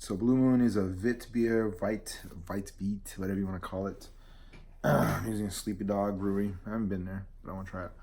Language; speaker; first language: English; native; English